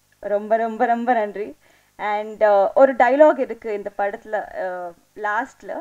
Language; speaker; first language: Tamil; non-native, local second language; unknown